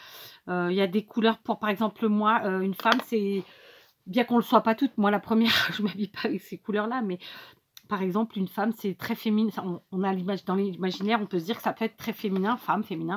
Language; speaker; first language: French; native; French